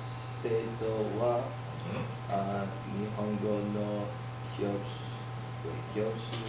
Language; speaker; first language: Japanese; non-native, learner; English